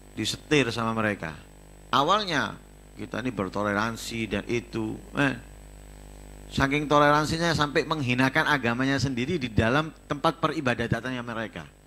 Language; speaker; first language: Indonesian; non-native, local second language; Javanese